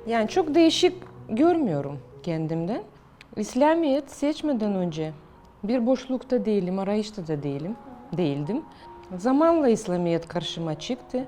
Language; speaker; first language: Turkish; non-native, fluent; Russian